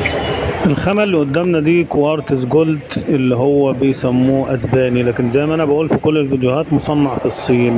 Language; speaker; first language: Arabic; native; Arabic